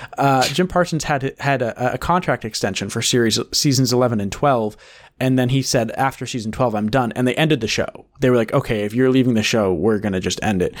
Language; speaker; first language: English; native; English